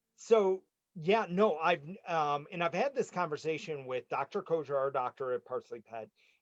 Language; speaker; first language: English; native; English